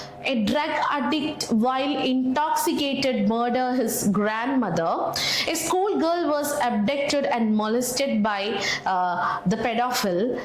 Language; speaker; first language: English; non-native, local second language; Malayalam